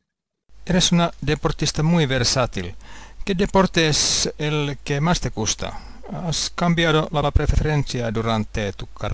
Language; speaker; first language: Spanish; non-native, fluent; Finnish